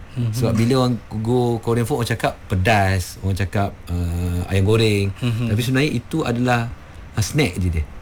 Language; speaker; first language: Malay; native; Malay